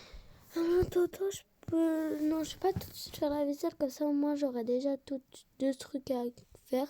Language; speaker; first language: French; native; French